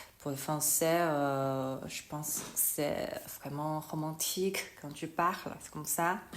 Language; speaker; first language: French; non-native, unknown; Chinese